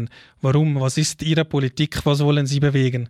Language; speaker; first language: German; native; German